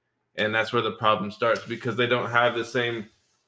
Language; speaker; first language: English; native; English